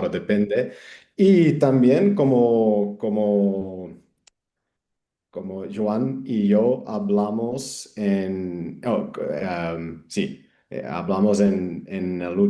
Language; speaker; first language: Spanish; non-native, fluent; English